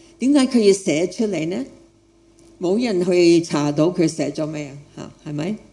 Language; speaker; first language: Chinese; non-native, fluent; English